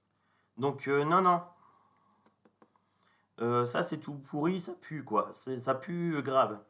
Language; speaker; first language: French; native; French